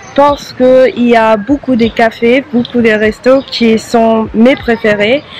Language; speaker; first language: French; non-native, fluent; English